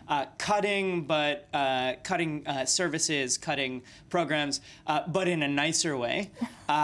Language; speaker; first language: English; native; English